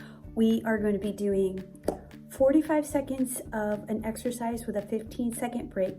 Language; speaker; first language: English; native; English